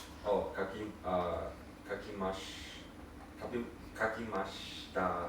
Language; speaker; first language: Japanese; non-native, learner; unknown